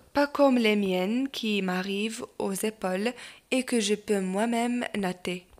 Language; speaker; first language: French; non-native, local second language; Arabic